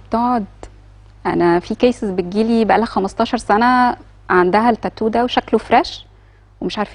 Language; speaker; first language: Arabic; native; Arabic